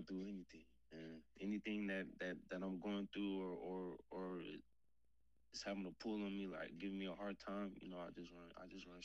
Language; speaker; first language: English; native; English